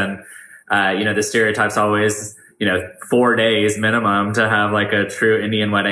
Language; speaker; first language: English; native; English